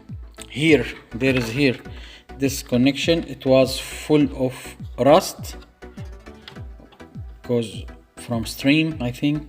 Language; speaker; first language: English; non-native, fluent; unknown